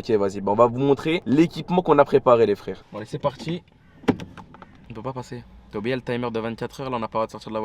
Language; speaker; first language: French; native; French